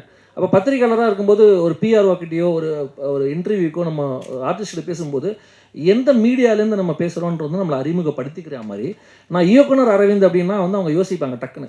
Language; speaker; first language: Tamil; native; Tamil